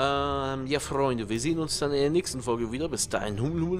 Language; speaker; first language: German; native; German